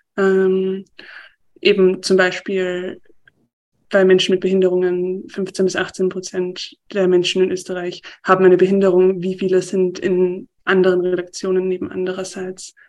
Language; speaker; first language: German; native; German